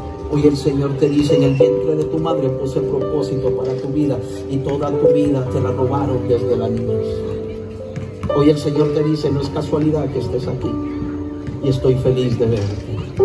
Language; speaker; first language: Spanish; native; Spanish